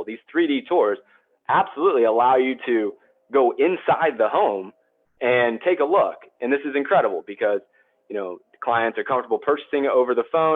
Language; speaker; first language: English; native; English